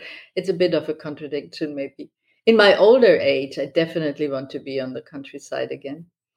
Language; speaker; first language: English; non-native, fluent; German